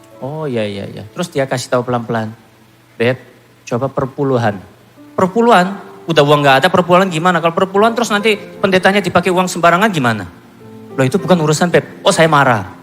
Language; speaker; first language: Indonesian; non-native, fluent; Korean